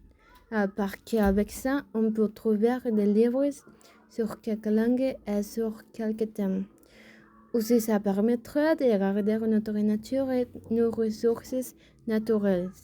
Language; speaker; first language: French; non-native, learner; Spanish